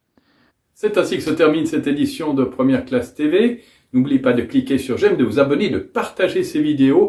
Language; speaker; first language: French; native; French